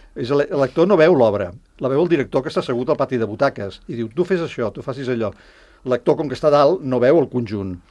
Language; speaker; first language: Catalan; native; Catalan